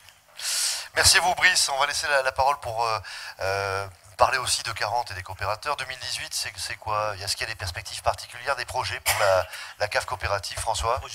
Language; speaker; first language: French; native; French